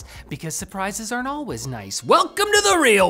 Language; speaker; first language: English; native; English